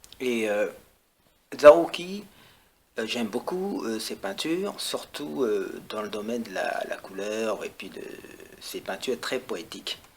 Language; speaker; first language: French; non-native, fluent; Chinese